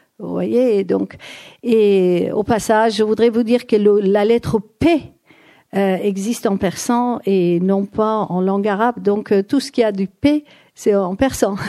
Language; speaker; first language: French; non-native, fluent; Persian